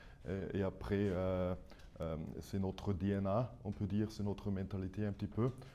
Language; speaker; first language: French; non-native, fluent; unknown